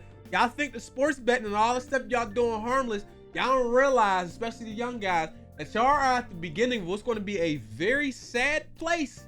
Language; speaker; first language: English; native; English